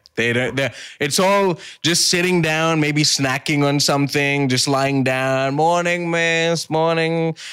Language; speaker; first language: English; early bilingual, other home language; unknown